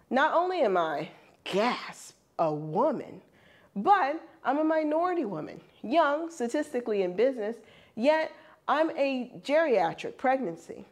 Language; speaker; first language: English; non-native, fluent; German